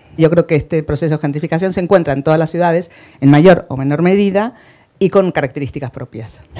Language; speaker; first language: Spanish; native; Spanish